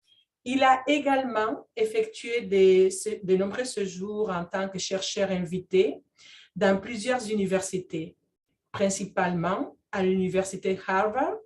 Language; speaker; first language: French; non-native, fluent; Spanish